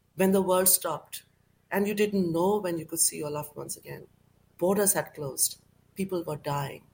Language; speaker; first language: English; non-native, local second language; Urdu